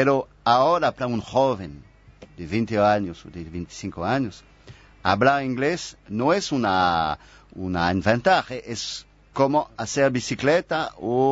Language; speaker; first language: Portuguese; non-native, fluent; French